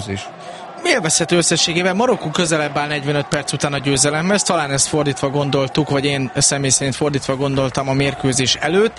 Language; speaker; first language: Hungarian; native; Hungarian